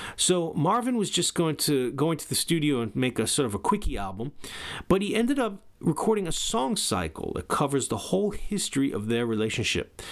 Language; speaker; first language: English; native; English